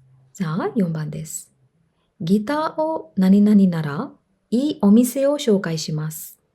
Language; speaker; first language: Japanese; non-native, fluent; Sinhala